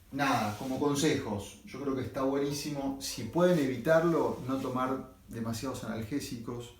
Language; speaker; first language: Spanish; native; Spanish